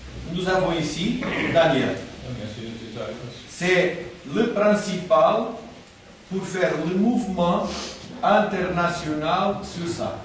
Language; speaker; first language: French; non-native, learner; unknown